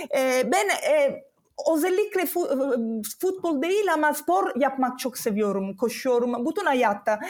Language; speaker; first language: Turkish; non-native, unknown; Italian